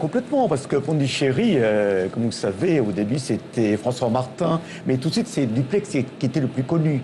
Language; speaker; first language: French; non-native, local second language; Tamil